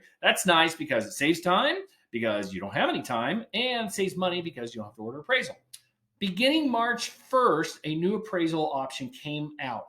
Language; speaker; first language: English; native; English